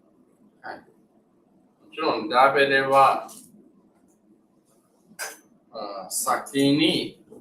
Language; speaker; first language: Japanese; non-native, learner; English